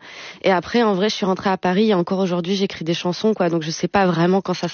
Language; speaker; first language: French; native; French